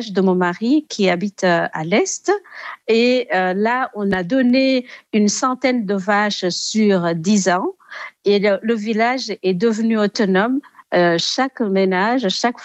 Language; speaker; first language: French; non-native, local second language; Rundi